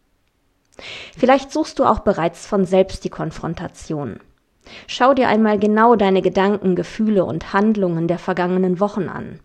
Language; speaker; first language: German; native; German